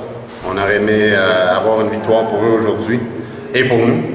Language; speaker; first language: French; native; French